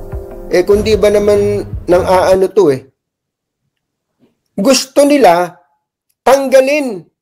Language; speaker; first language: Filipino; native; Filipino